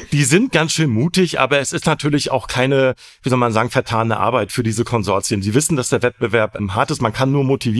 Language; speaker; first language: German; native; German